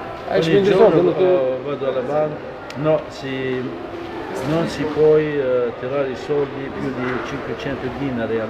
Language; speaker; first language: Italian; non-native, learner; Arabic